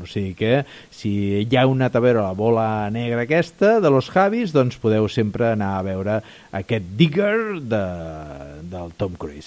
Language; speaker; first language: Catalan; native; Catalan